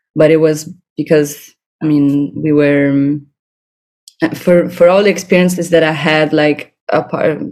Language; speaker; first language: English; non-native, fluent; Italian